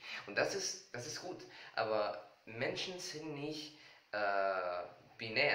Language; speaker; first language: German; non-native, learner; Spanish